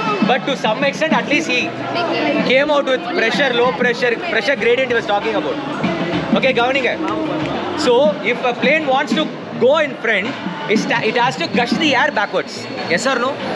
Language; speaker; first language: English; non-native, local second language; Tamil